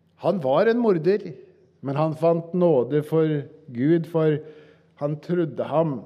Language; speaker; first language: Norwegian; native; Norwegian